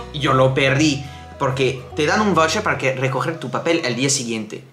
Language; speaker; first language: Spanish; non-native, fluent; French